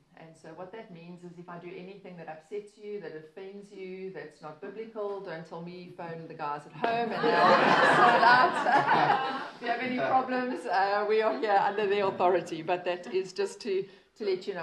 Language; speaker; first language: English; native; English